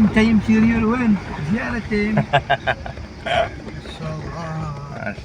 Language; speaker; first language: Arabic; non-native, learner; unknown